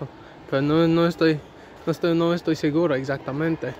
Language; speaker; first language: Spanish; non-native, learner; English